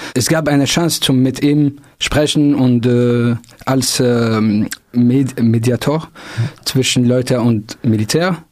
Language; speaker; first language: German; non-native, local second language; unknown